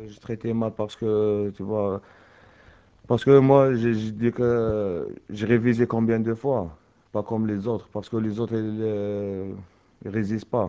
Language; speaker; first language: French; non-native, learner; Arabic